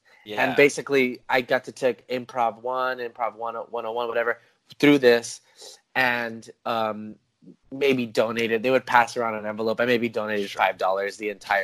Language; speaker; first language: English; native; English